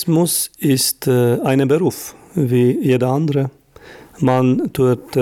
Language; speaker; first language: German; non-native, fluent; Albanian